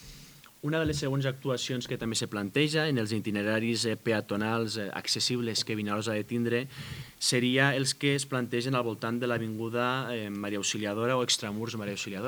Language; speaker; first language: Catalan; native; Catalan